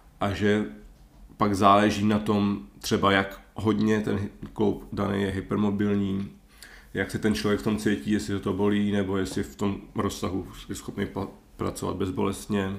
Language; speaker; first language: Czech; native; Czech